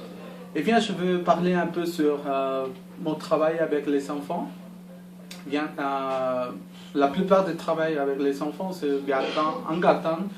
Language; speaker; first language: French; non-native, learner; Spanish